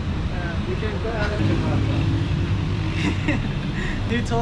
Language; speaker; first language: English; non-native, fluent; Persian